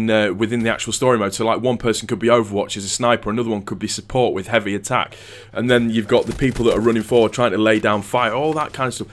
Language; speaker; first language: English; native; English